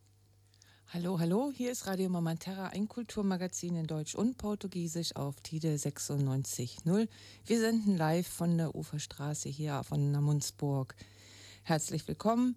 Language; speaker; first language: German; native; German